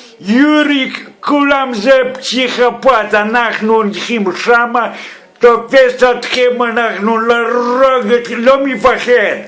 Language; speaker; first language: Hebrew; non-native, learner; Russian